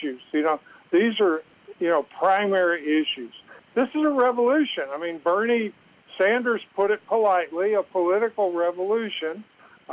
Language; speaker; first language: English; native; English